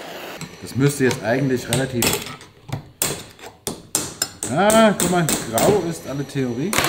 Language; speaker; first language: German; native; German